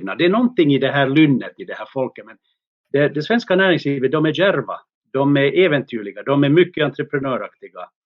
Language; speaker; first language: Swedish; native; Swedish